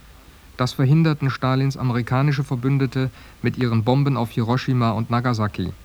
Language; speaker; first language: German; native; German